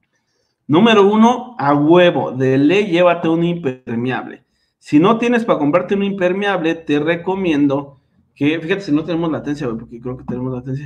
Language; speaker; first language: Spanish; native; Spanish